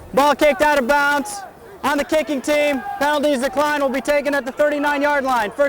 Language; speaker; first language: English; native; English